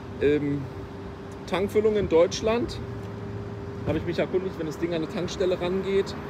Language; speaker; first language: German; native; German